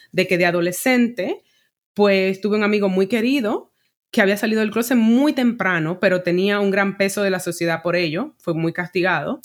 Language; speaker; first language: Spanish; native; Spanish